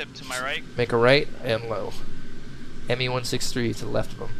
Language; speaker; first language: English; native; English